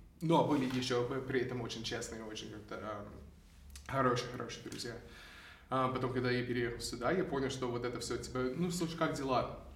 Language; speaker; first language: Russian; non-native, fluent; English